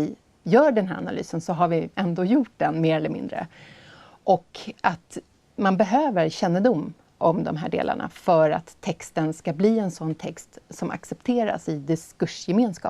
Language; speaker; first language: Swedish; native; Swedish